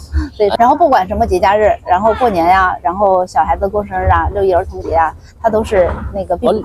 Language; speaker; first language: Chinese; non-native, local second language; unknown